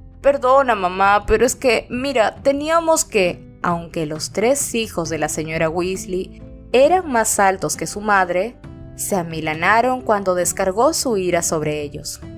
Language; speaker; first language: Spanish; native; Spanish